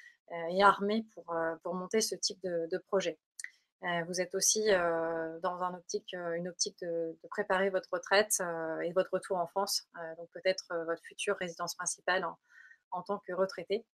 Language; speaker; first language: French; native; French